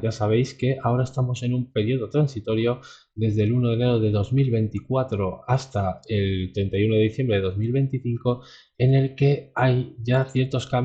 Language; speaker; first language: Spanish; native; Spanish